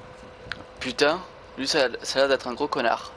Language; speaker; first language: French; native; French